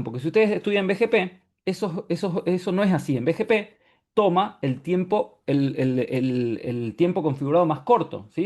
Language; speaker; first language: Spanish; native; Spanish